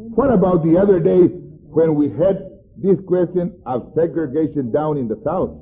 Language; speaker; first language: English; non-native, fluent; Spanish